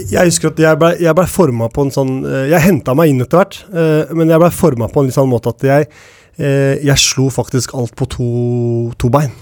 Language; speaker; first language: Norwegian; native; Norwegian